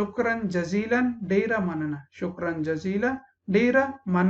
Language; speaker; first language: Arabic; non-native, fluent; Pashto